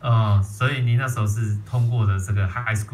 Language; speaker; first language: Chinese; native; Chinese